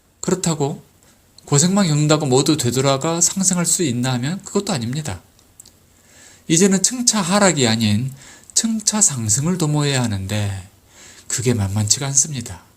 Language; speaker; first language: Korean; native; Korean